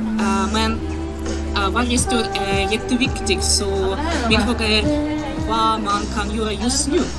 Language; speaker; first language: Swedish; non-native, learner; Ukrainian